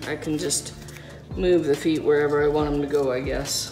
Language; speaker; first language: English; native; English